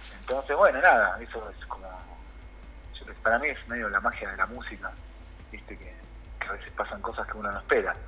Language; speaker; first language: Spanish; native; Spanish